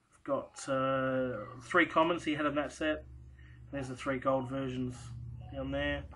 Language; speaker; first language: English; native; English